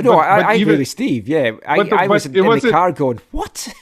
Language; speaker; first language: English; native; English